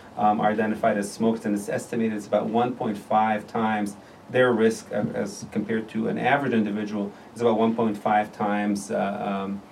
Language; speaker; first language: English; non-native, fluent; Arabic